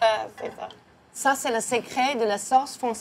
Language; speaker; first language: French; non-native, learner; English